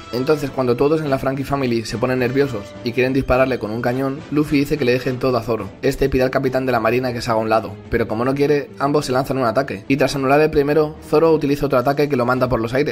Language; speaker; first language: Spanish; native; Spanish